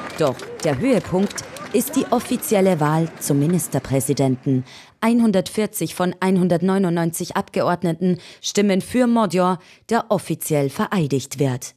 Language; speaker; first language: German; native; German